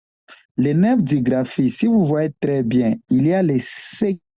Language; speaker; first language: French; non-native, local second language; Swahili